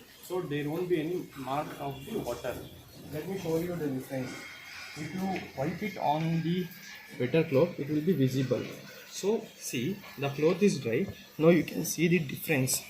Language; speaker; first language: English; non-native, local second language; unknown